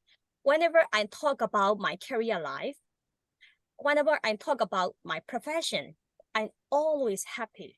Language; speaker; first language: English; non-native, learner; Burmese